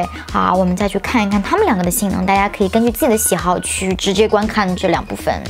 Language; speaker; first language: Chinese; native; Chinese